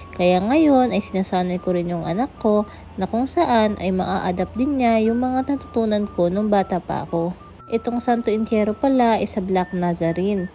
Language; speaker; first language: Filipino; non-native, local second language; Masbatenyo